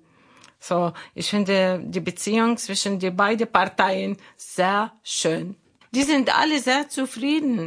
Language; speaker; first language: German; non-native, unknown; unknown